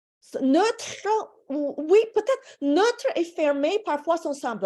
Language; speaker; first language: French; non-native, fluent; English